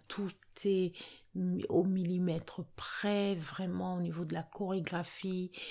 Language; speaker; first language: French; native; French